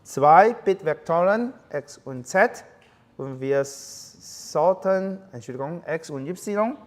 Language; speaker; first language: German; non-native, learner; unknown